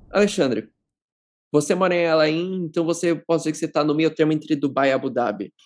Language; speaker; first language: Portuguese; native; Portuguese